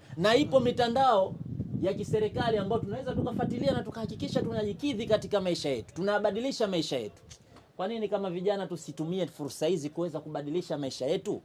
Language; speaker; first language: Swahili; native; Swahili